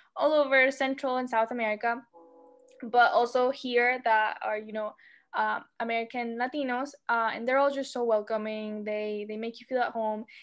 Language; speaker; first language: English; non-native, fluent; Spanish